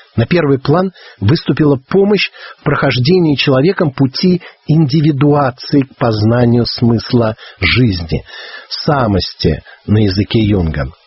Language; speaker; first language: Russian; native; Russian